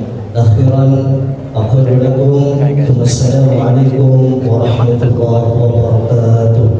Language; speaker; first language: Arabic; non-native, learner; Indonesian